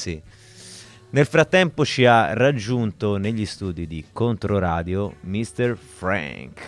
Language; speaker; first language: Italian; native; Italian